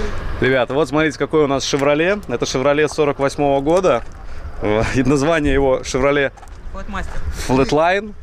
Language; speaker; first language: Russian; native; Russian